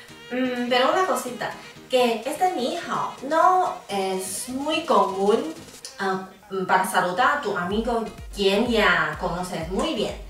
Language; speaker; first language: Spanish; non-native, fluent; Chinese